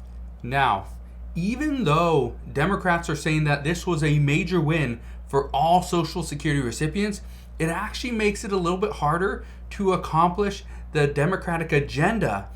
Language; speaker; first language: English; native; English